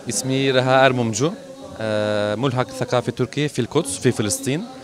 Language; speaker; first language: Arabic; non-native, fluent; Turkish